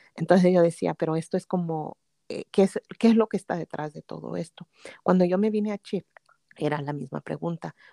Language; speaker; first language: Spanish; native; Spanish